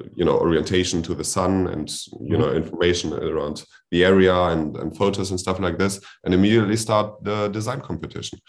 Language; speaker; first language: English; non-native, fluent; German